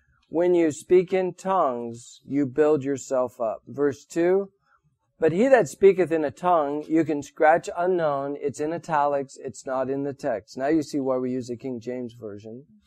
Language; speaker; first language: English; native; English